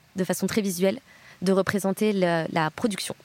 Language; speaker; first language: French; native; French